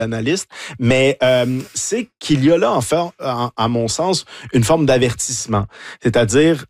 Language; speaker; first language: French; native; French